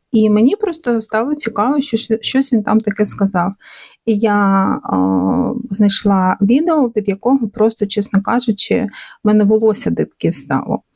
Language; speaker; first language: Ukrainian; non-native, local second language; Russian